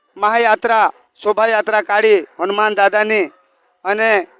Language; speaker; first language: Gujarati; non-native, local second language; Kukna